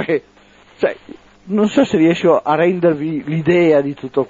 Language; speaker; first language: Italian; native; Italian